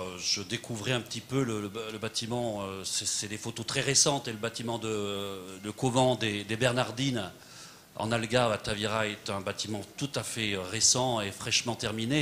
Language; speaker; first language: French; native; French